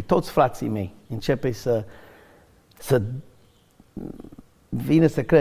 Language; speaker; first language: Romanian; non-native, learner; English